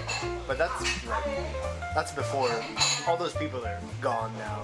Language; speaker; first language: English; non-native, fluent; Japanese